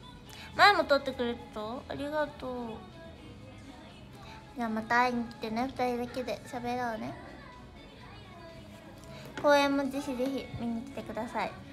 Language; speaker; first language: Japanese; native; Japanese